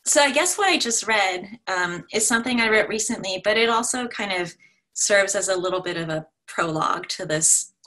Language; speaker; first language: English; native; English